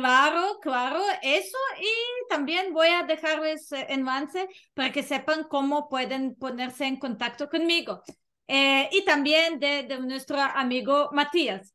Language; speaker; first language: Spanish; non-native, fluent; Serbian